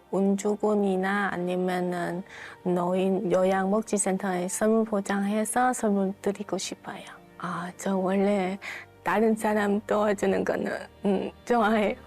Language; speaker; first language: Korean; non-native, learner; Vietnamese